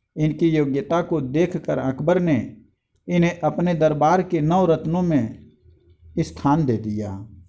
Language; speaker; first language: Hindi; native; Hindi